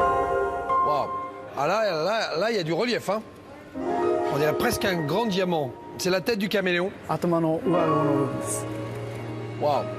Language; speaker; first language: French; native; French